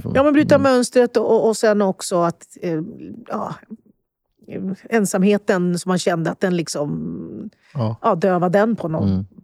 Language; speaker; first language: Swedish; early bilingual, other home language; Spanish